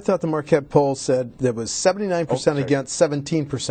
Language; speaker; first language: English; native; English